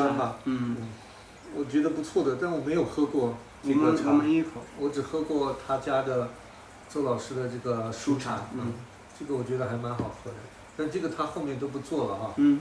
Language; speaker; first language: Chinese; native; Chinese